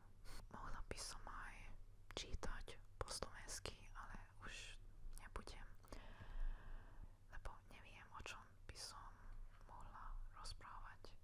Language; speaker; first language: Slovak; non-native, local second language; Hungarian